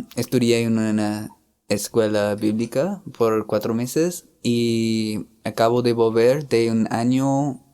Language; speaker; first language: Spanish; non-native, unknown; English